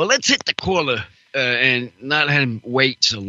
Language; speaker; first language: English; non-native, fluent; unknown